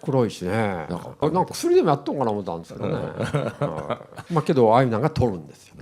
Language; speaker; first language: Japanese; native; Japanese